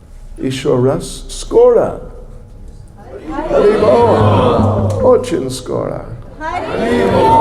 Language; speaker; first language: Russian; non-native, learner; English